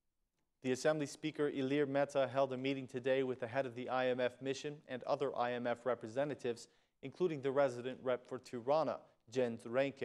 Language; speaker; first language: English; non-native, fluent; Albanian